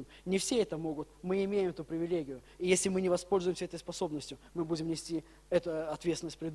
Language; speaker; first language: Russian; native; Russian